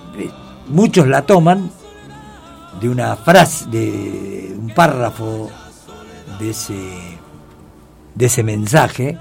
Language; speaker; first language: Spanish; native; Spanish